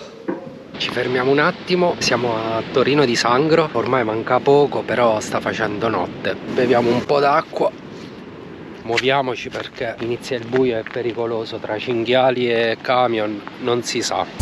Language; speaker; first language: Italian; native; Italian